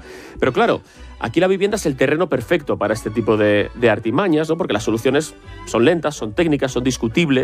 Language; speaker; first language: Spanish; native; Spanish